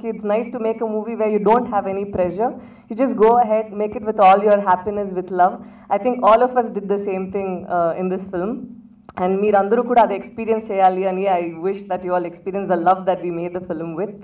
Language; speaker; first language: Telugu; non-native, local second language; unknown